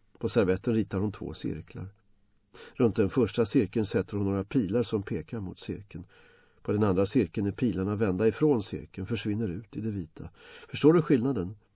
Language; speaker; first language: Swedish; non-native, fluent; Bosnian